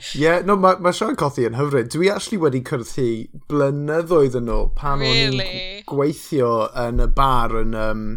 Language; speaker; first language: Welsh; non-native, local second language; English